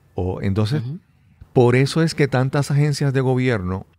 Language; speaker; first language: Spanish; native; Spanish